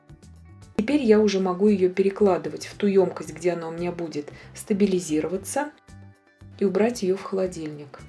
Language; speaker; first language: Russian; native; Russian